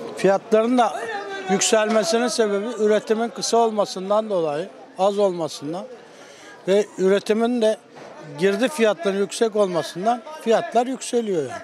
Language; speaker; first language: Turkish; native; Turkish